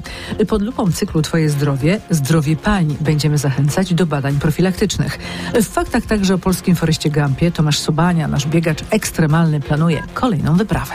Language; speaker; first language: Polish; native; Polish